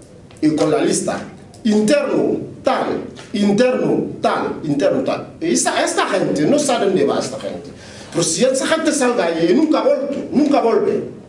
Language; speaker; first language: Spanish; non-native, local second language; French